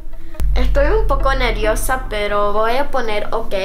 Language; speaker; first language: Spanish; early bilingual, heritage; Spanish